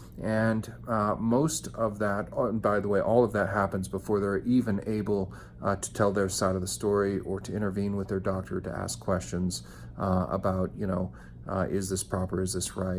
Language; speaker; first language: English; native; English